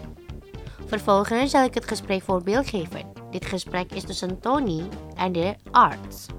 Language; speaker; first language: Dutch; non-native, fluent; Indonesian